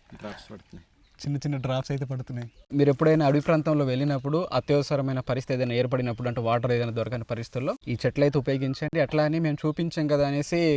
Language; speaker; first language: Telugu; native; Telugu